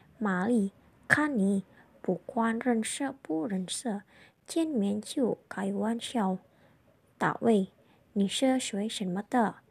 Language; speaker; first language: Chinese; non-native, learner; Indonesian